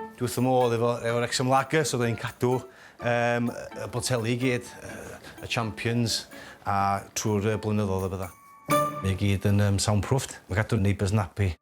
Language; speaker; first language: Welsh; non-native, local second language; English